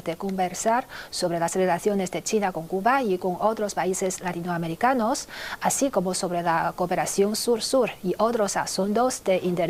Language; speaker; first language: Spanish; non-native, fluent; Chinese